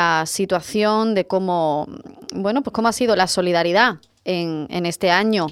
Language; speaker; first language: Spanish; native; Spanish